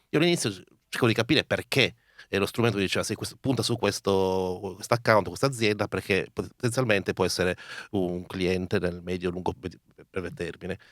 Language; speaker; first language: Italian; native; Italian